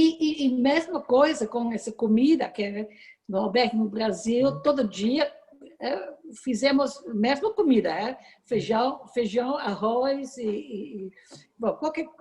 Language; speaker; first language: Portuguese; non-native, fluent; Dutch